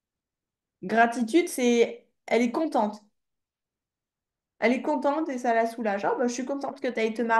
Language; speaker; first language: French; native; French